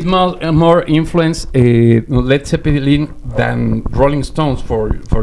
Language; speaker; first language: English; non-native, learner; Spanish